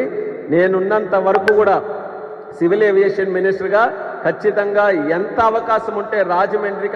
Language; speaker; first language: Telugu; native; Telugu